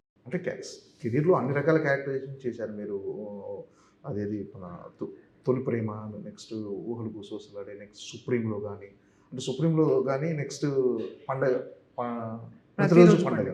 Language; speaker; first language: Telugu; native; Telugu